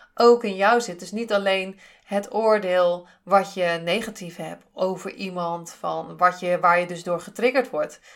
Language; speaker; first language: Dutch; native; Dutch